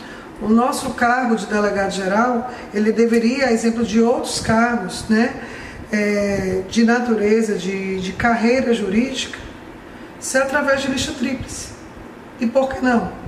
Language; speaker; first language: Portuguese; native; Portuguese